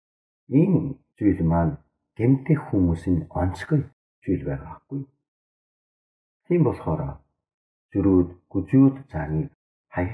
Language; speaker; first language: Mongolian; non-native, fluent; Korean